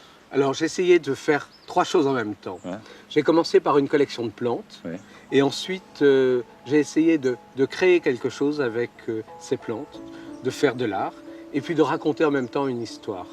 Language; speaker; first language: French; native; French